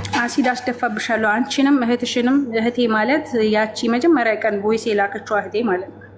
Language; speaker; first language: Amharic; native; Amharic